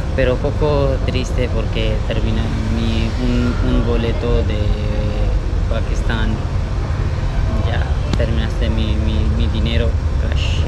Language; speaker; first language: Spanish; non-native, learner; Punjabi